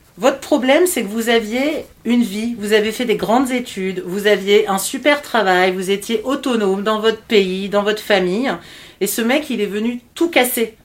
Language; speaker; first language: French; native; French